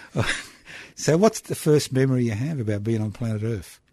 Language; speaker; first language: English; non-native, local second language; Italian